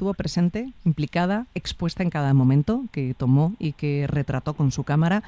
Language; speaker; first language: Spanish; native; Spanish